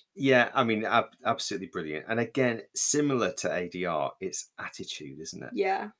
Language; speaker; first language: English; native; English